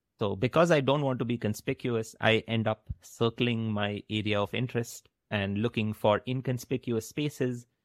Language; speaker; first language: English; non-native, local second language; Hindi